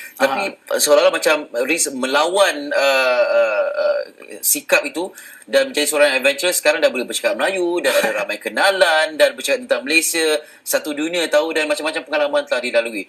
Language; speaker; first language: Malay; native; Malay